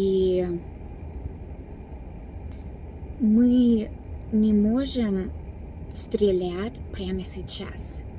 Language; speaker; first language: Russian; non-native, learner; English